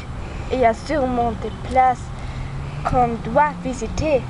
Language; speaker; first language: French; non-native, learner; German